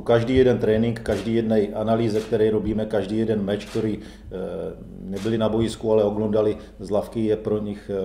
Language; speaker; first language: Polish; non-native, learner; Czech